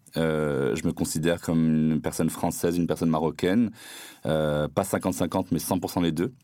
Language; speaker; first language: French; non-native, local second language; Arabic